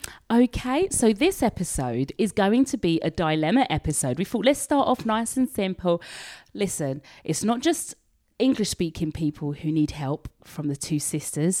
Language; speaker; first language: English; native; English